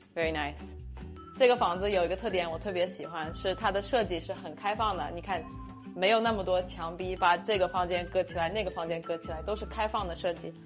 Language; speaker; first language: Chinese; non-native, fluent; English